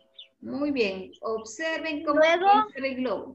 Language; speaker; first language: Spanish; native; Spanish